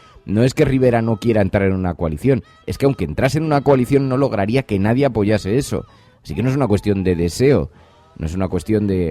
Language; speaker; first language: Spanish; native; Spanish